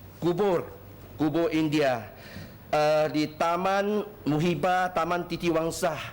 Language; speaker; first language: Malay; non-native, local second language; Chinese